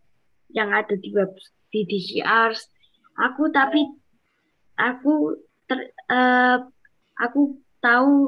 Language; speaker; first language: Indonesian; non-native, local second language; English